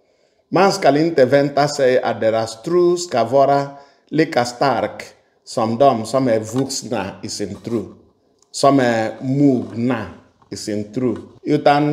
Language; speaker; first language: Swedish; non-native, fluent; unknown